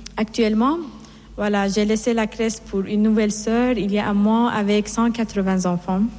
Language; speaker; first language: French; non-native, fluent; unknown